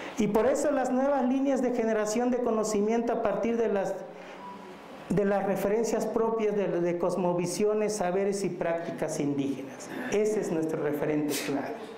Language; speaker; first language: Spanish; non-native, local second language; Mixtepec Mixtec